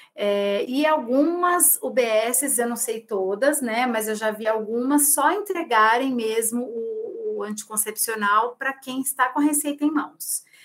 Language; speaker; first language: Portuguese; native; Portuguese